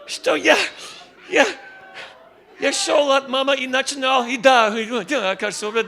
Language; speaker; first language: Russian; non-native, learner; English